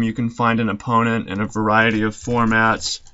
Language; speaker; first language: English; native; English